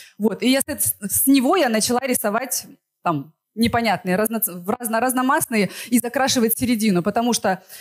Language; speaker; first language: Russian; native; Russian